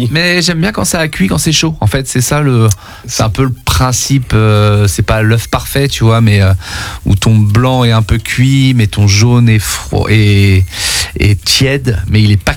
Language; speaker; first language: French; native; French